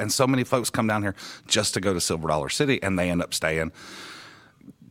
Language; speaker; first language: English; native; English